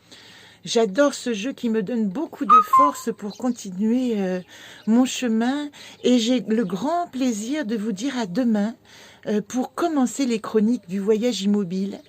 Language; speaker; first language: French; native; French